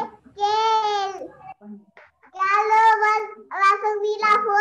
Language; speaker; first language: Spanish; native; Spanish